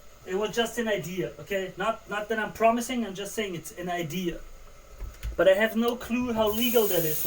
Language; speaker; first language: English; non-native, fluent; German